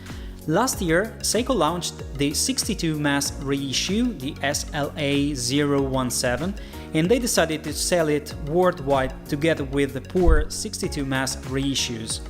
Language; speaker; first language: English; non-native, fluent; Italian